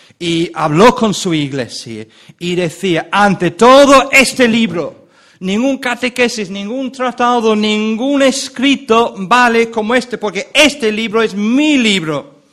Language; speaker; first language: Spanish; non-native, fluent; English